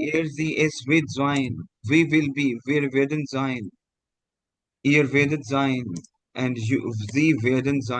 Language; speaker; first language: German; non-native, fluent; Hindi